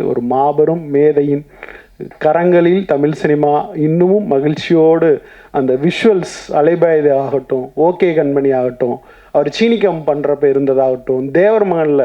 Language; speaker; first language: Tamil; native; Tamil